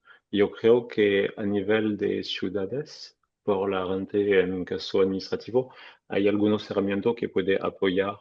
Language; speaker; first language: Spanish; non-native, fluent; French